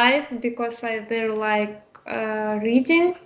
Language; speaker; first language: English; non-native, learner; Russian